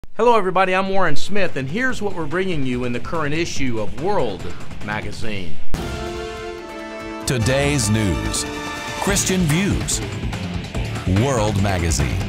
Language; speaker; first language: English; native; English